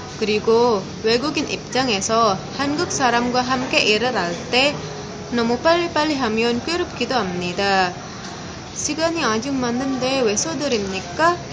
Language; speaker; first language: Korean; non-native, learner; Indonesian